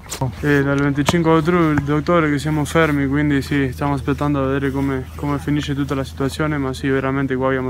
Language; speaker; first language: Italian; non-native, fluent; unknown